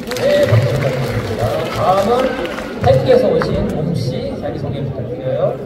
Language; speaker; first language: Korean; native; Korean